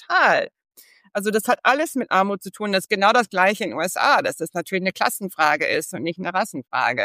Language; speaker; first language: German; early bilingual, heritage; English